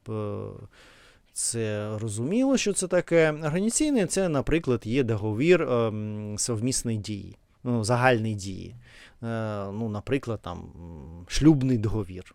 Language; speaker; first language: Ukrainian; non-native, learner; Russian